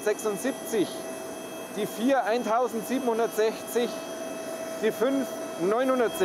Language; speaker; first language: German; native; German